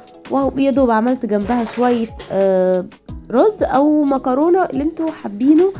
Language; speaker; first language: Arabic; native; Arabic